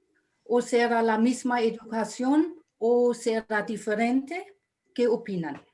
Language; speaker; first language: Spanish; non-native, fluent; German